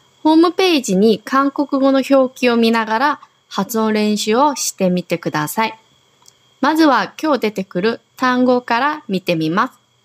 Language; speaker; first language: Japanese; non-native, fluent; Korean